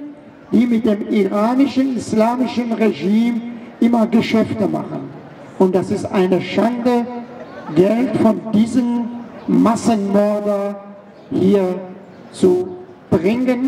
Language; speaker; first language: German; non-native, fluent; Persian